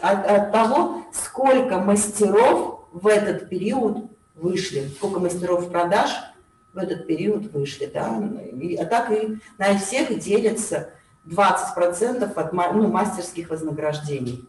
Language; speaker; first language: Russian; native; Russian